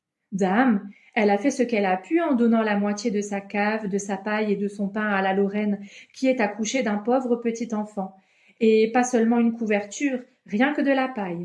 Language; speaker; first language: French; native; French